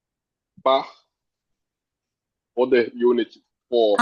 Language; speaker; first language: English; non-native, learner; Portuguese